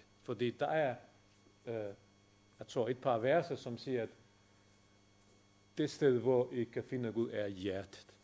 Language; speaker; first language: Danish; non-native, fluent; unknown